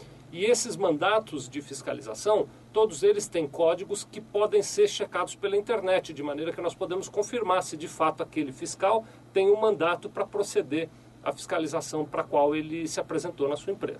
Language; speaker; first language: Portuguese; native; Portuguese